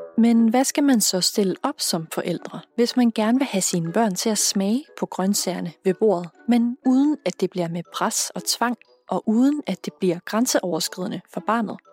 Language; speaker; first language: Danish; native; Danish